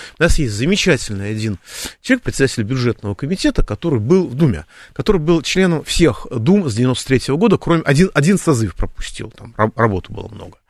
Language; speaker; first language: Russian; native; Russian